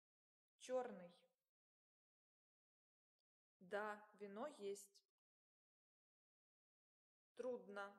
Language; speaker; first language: Russian; non-native, learner; English